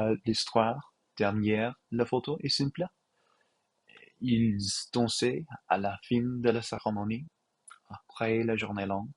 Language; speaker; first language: French; non-native, learner; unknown